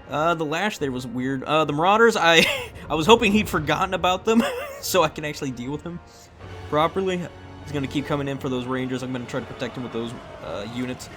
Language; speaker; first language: English; native; English